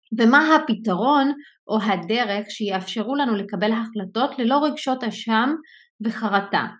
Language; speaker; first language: Hebrew; non-native, local second language; Arabic